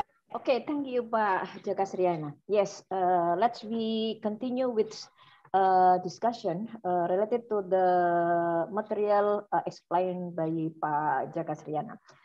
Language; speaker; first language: English; non-native, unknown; Indonesian